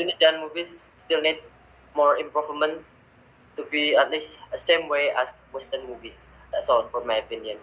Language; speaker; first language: English; non-native, learner; Indonesian